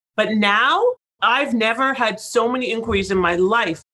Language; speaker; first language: English; native; English